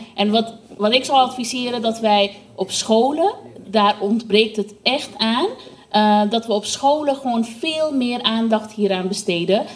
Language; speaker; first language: Dutch; non-native, fluent; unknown